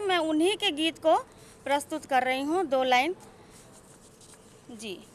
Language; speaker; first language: Hindi; native; Hindi